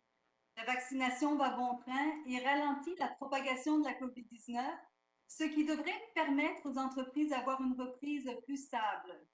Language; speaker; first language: French; native; French